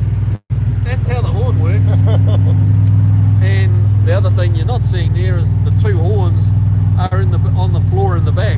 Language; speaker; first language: English; native; English